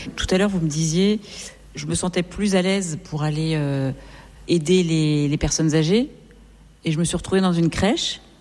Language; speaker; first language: French; native; French